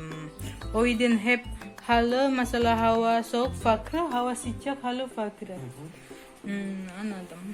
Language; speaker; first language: Turkish; non-native, learner; Indonesian